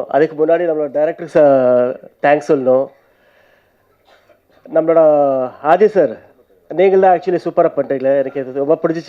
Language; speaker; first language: Tamil; non-native, learner; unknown